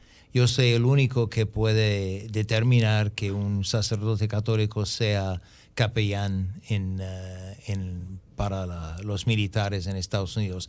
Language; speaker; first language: Spanish; non-native, fluent; English